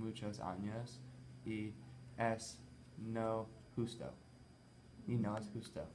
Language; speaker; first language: Spanish; non-native, learner; English